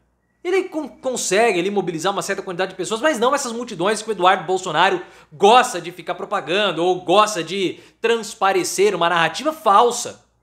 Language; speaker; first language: Portuguese; native; Portuguese